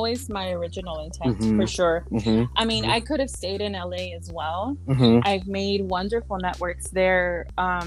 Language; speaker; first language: English; early bilingual, other home language; Spanish